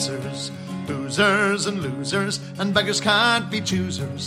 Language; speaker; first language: English; native; English